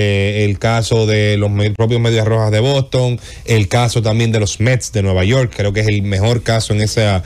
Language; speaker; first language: Spanish; native; Spanish